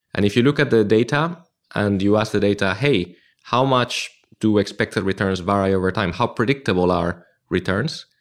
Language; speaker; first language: English; non-native, fluent; Spanish